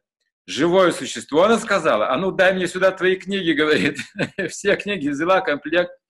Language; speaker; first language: Russian; native; Russian